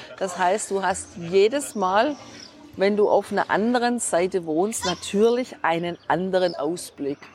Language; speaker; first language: German; native; German